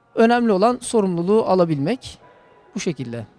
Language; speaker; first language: Turkish; native; Turkish